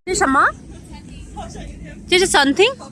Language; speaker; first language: Chinese; non-native, learner; Urdu